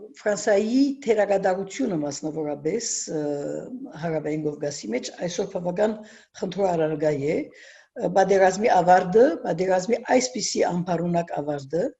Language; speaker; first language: Armenian; early bilingual, heritage; Armenian